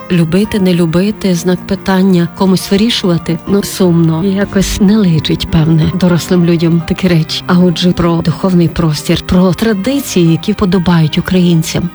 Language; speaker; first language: Ukrainian; native; Ukrainian